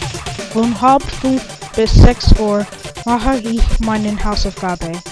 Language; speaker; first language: German; non-native, learner; English